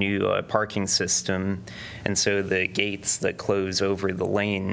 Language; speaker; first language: English; native; English